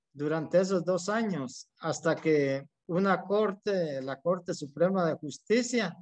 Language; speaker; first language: Spanish; native; Spanish